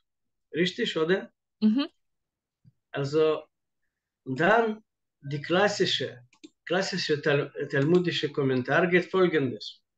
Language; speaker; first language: German; non-native, fluent; Russian